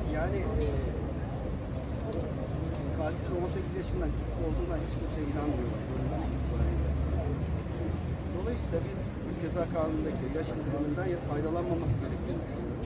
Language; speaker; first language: Turkish; native; Turkish